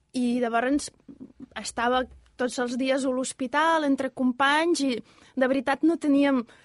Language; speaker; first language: Catalan; non-native, fluent; Ukrainian